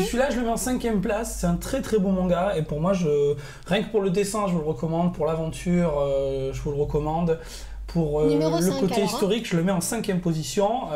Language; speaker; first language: French; native; French